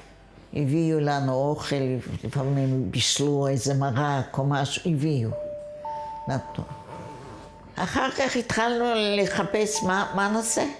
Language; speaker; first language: Hebrew; non-native, fluent; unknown